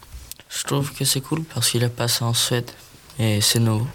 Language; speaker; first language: French; non-native, learner; Swedish